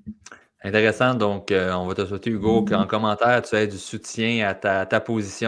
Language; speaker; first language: French; native; French